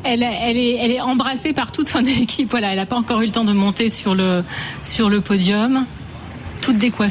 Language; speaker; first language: French; native; French